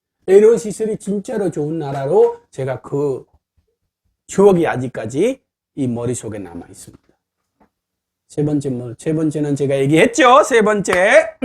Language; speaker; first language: Korean; non-native, fluent; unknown